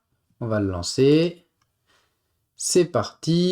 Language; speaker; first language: French; native; French